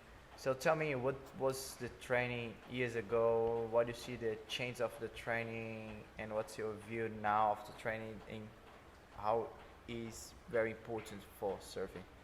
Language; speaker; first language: English; non-native, fluent; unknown